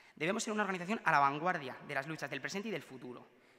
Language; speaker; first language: Spanish; native; Spanish